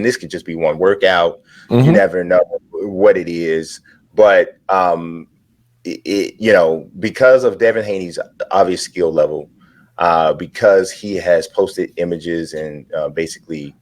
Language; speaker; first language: English; native; English